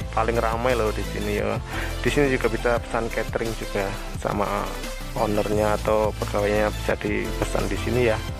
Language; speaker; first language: Indonesian; non-native, local second language; Javanese